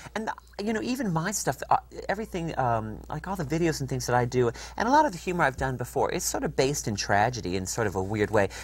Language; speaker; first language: English; native; English